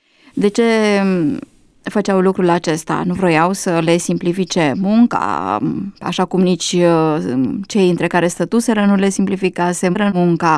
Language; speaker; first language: Romanian; native; Romanian